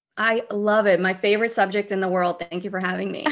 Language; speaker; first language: English; early bilingual, other home language; Portuguese